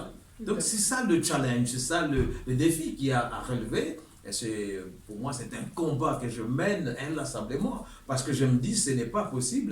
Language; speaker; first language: French; native; French